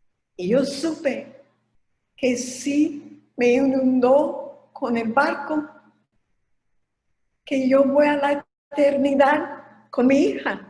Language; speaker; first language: Spanish; non-native, fluent; English